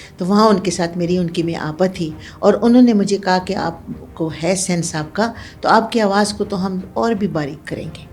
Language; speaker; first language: Urdu; non-native, local second language; Pashto